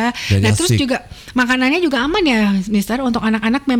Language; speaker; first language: Indonesian; native; Indonesian